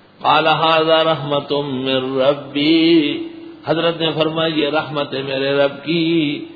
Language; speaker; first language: Urdu; non-native, local second language; Pashto